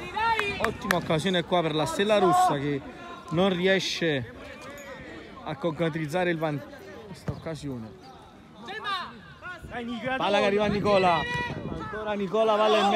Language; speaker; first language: Italian; native; Italian